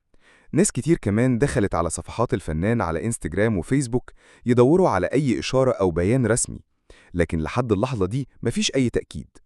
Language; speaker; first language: Arabic; native; Arabic